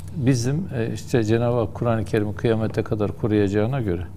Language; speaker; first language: Turkish; native; Turkish